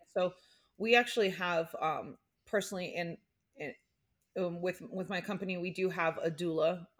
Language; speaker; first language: English; native; English